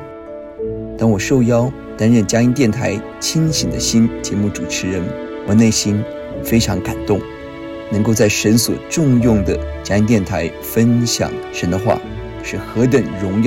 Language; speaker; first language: Chinese; native; Chinese